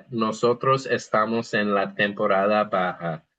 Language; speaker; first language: Spanish; non-native, fluent; English